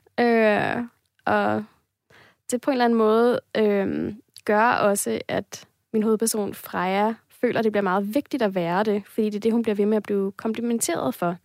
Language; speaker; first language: Danish; native; Danish